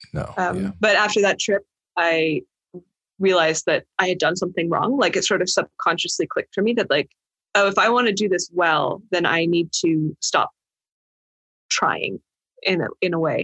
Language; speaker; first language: English; native; English